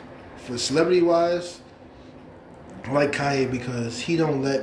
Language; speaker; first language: English; native; English